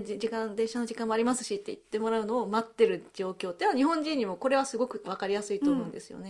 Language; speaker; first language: Japanese; early bilingual, heritage; Japanese